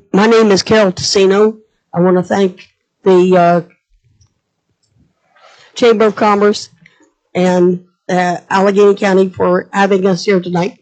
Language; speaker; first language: English; native; English